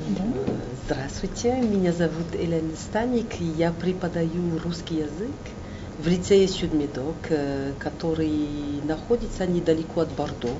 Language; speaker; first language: Russian; non-native, fluent; French